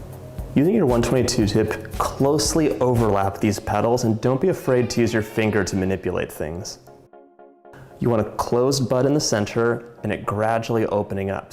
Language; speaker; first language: English; native; English